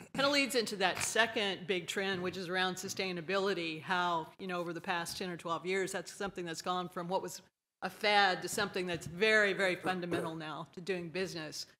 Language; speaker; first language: English; native; English